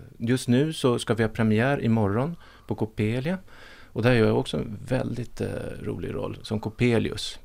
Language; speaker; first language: Swedish; native; Swedish